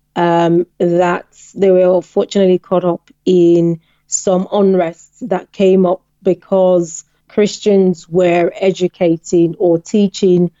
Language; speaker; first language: English; non-native, local second language; Yoruba